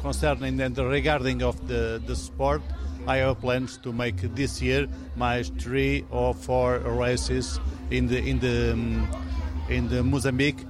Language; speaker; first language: English; non-native, learner; Portuguese